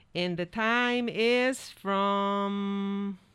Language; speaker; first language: English; non-native, learner; Portuguese